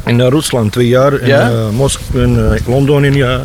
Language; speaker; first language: Dutch; non-native, learner; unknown